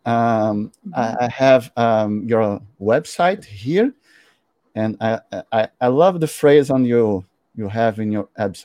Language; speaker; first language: English; non-native, learner; Portuguese